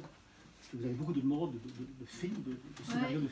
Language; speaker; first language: French; native; French